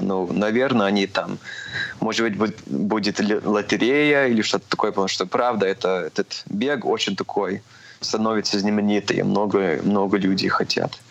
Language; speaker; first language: Russian; early bilingual, heritage; Russian